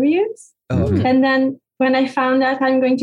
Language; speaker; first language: English; non-native, fluent; Hungarian